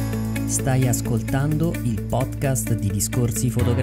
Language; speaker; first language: Italian; native; Italian